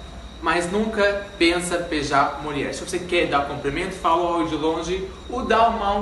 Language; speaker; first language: Portuguese; non-native, fluent; Arabic